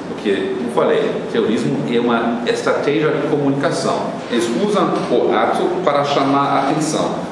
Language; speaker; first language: Portuguese; non-native, fluent; German